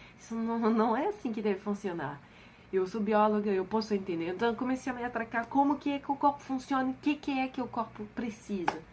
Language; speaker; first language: Portuguese; non-native, fluent; French